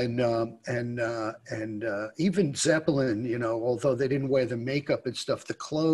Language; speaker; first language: English; native; English